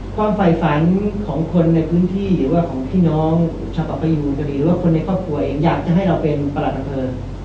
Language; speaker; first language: Thai; native; Thai